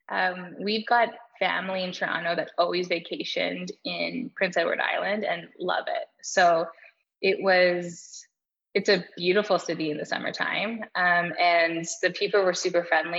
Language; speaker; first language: English; native; English